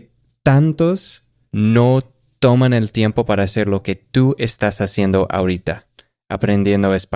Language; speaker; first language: Spanish; non-native, fluent; English